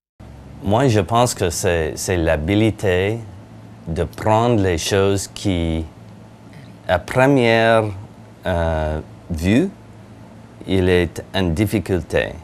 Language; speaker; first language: French; non-native, learner; English